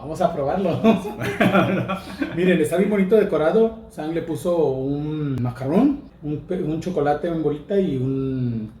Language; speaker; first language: Spanish; native; Spanish